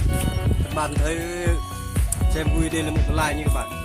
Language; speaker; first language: Vietnamese; non-native, local second language; Jarai